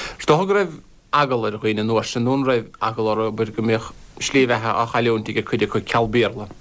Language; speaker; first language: Irish; native; Irish